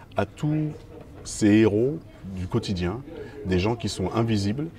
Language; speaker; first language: French; native; French